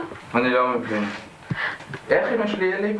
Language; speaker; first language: Hebrew; native; Hebrew